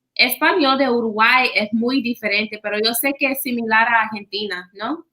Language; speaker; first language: Spanish; non-native, learner; English